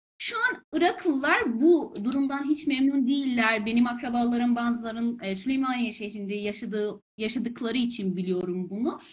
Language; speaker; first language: Turkish; non-native, fluent; Persian